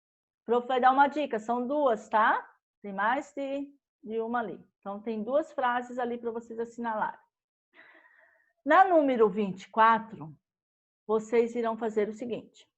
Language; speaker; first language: Portuguese; native; Portuguese